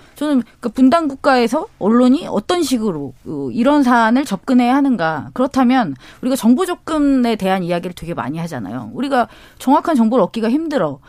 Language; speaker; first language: Korean; native; Korean